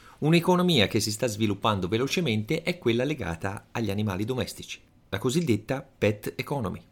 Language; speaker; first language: Italian; native; Italian